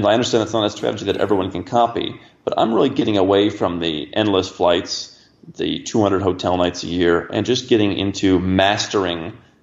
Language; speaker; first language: English; native; English